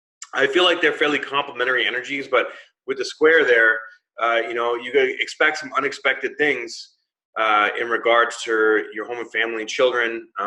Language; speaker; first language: English; native; English